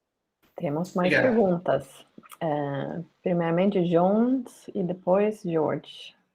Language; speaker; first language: Portuguese; non-native, fluent; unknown